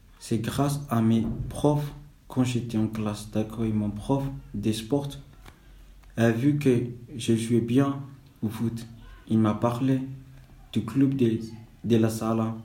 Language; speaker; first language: French; non-native, fluent; Somali